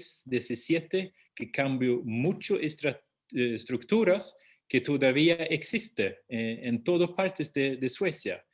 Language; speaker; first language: Spanish; non-native, fluent; Swedish